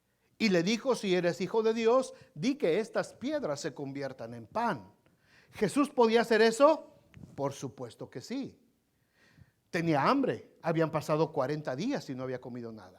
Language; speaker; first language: Spanish; native; Spanish